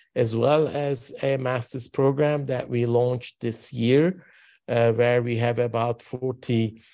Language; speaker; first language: English; non-native, fluent; Turkish